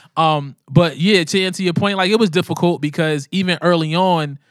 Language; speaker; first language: English; native; English